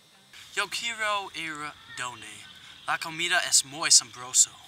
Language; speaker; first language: Spanish; non-native, learner; English